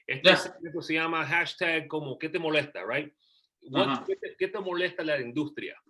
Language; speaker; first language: Spanish; early bilingual, heritage; Spanish